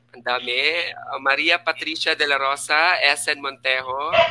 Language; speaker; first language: Filipino; non-native, local second language; Hiligaynon